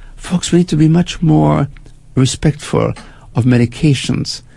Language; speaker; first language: English; non-native, fluent; German